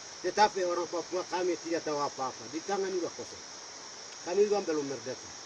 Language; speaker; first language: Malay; non-native, local second language; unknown